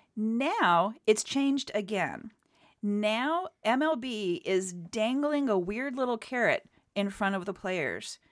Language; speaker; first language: English; native; English